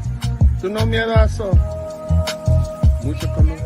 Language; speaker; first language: Spanish; non-native, learner; English